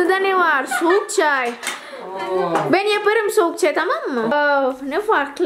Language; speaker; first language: Turkish; non-native, learner; Indonesian